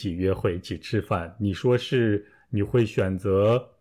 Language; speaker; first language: Chinese; native; Chinese